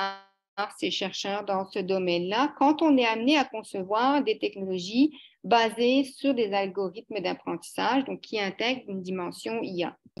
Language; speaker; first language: French; native; French